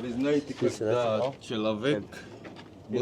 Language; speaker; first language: Russian; non-native, learner; Arabic